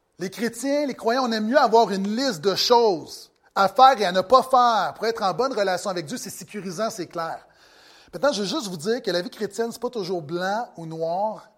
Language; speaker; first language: French; native; French